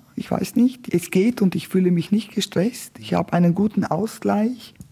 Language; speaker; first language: German; non-native, local second language; Romansh